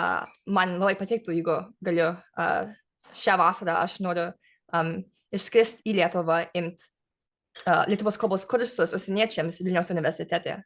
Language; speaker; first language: Lithuanian; early bilingual, heritage; English